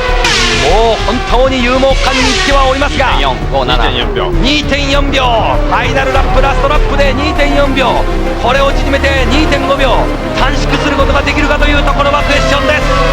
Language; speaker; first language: Japanese; native; Japanese